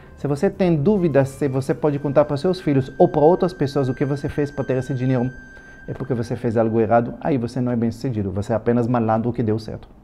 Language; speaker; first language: Portuguese; non-native, fluent; Hebrew